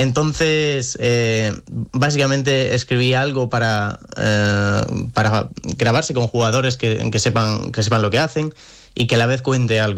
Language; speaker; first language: Spanish; native; Spanish